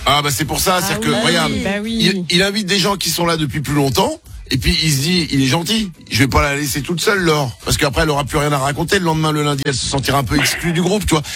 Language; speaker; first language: French; native; French